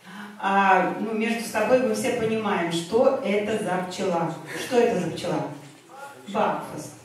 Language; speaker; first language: Russian; native; Russian